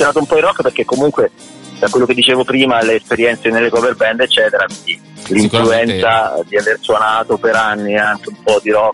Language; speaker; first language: Italian; native; Italian